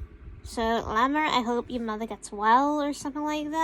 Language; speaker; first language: English; native; English